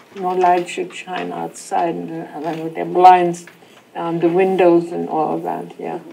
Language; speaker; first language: English; non-native, fluent; German